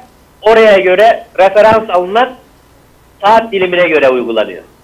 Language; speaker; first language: Turkish; native; Turkish